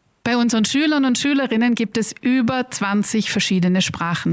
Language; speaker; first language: German; native; German